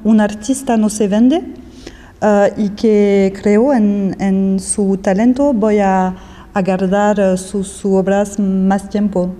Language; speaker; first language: Spanish; non-native, fluent; French